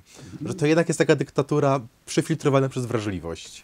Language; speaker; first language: Polish; native; Polish